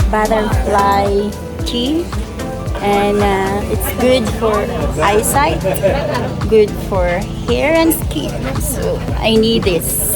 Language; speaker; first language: English; non-native, fluent; Filipino